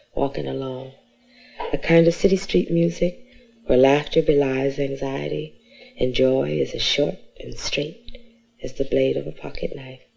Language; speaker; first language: English; native; English